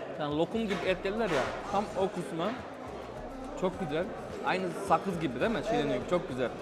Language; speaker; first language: Turkish; early bilingual, heritage; Turkish